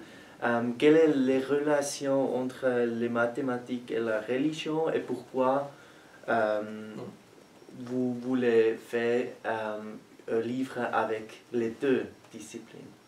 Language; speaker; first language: French; non-native, learner; German